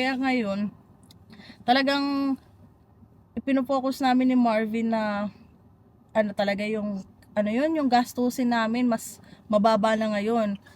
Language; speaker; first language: Filipino; native; Filipino